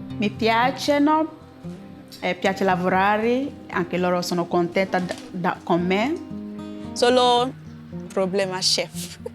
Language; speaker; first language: Italian; non-native, learner; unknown